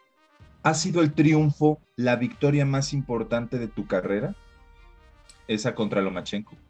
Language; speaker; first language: Spanish; native; Spanish